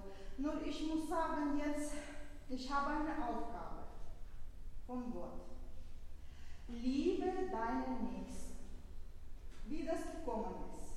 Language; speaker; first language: German; non-native, fluent; Russian